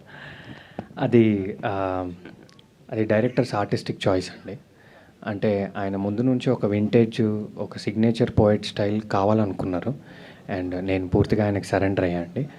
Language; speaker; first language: Telugu; native; Telugu